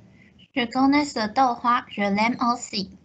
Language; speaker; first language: French; non-native, learner; Chinese